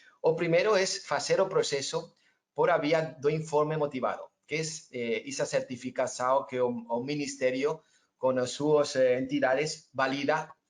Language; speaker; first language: Portuguese; non-native, learner; Spanish